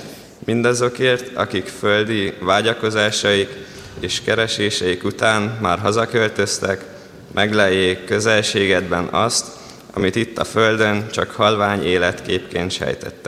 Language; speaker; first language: Hungarian; native; Hungarian